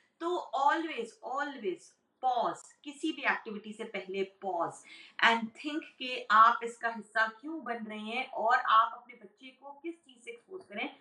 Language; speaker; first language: Urdu; native; Urdu